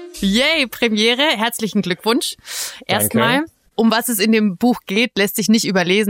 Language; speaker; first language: German; native; German